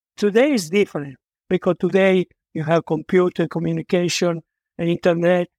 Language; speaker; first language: English; non-native, fluent; Italian